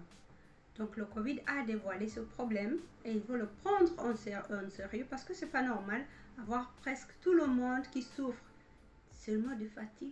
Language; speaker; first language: French; non-native, fluent; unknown